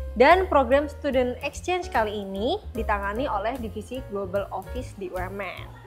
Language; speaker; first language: Indonesian; native; Indonesian